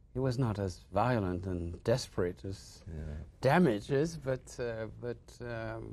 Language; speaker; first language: English; non-native, fluent; French